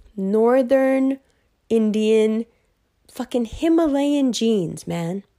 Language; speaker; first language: English; early bilingual, other home language; Hindi